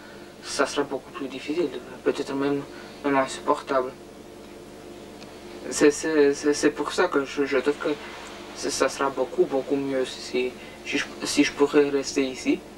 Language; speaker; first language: French; non-native, fluent; Romanian